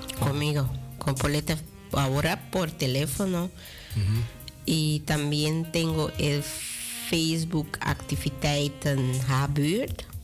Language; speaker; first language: Spanish; non-native, local second language; Dutch